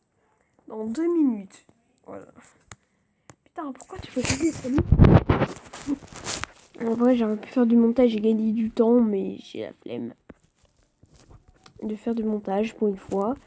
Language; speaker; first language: French; native; French